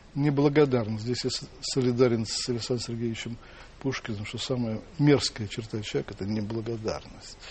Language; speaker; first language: Russian; native; Russian